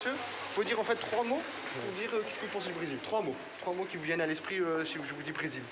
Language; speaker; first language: French; native; French